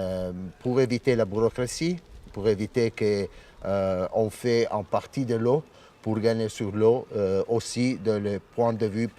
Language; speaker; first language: French; non-native, learner; Italian